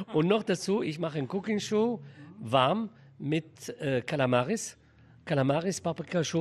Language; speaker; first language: German; non-native, fluent; Arabic